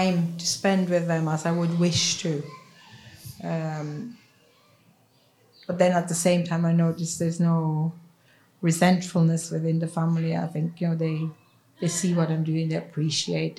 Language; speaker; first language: English; non-native, fluent; Swiss German